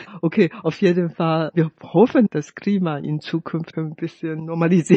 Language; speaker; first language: German; non-native, fluent; Chinese